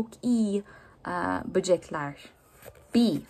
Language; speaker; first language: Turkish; non-native, learner; English